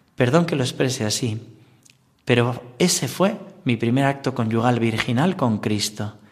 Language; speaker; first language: Spanish; native; Spanish